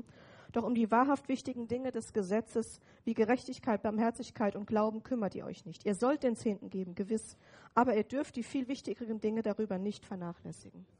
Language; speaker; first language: German; native; German